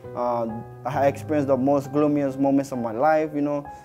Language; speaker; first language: English; native; English